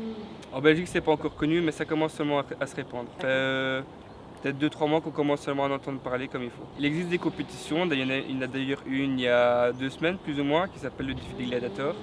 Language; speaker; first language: French; native; French